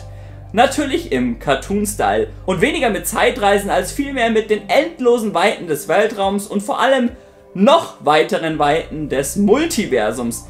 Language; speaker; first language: German; native; German